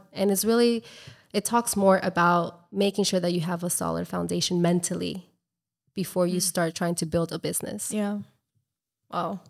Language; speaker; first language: English; native; English